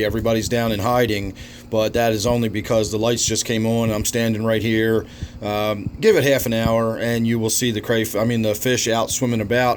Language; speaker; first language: English; native; English